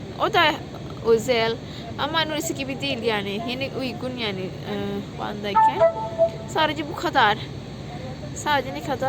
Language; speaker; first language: Turkish; non-native, learner; Indonesian